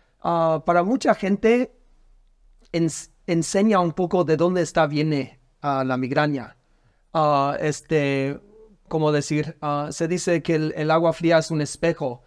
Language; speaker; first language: Spanish; non-native, learner; English